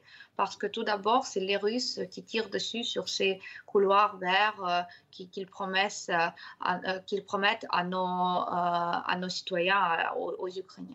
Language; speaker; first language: French; non-native, fluent; Ukrainian